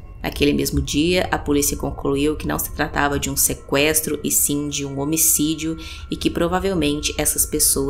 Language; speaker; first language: Portuguese; native; Portuguese